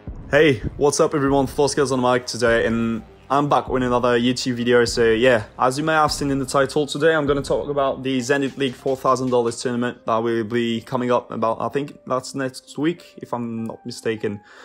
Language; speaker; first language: English; non-native, fluent; French